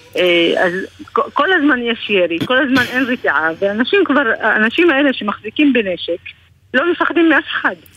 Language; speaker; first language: Hebrew; non-native, local second language; Arabic